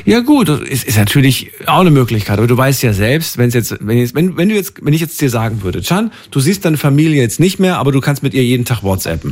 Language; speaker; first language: German; native; German